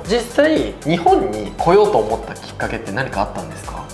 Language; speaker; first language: Japanese; native; Japanese